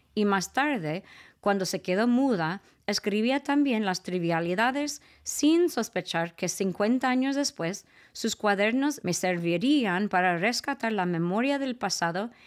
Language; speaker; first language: Spanish; non-native, fluent; English